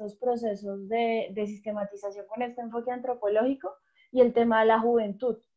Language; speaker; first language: Spanish; native; Spanish